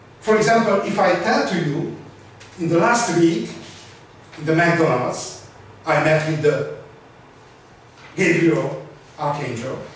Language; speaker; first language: English; non-native, learner; Hungarian